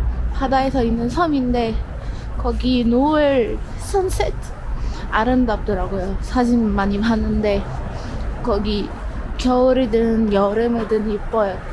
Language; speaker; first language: Korean; non-native, fluent; Arabic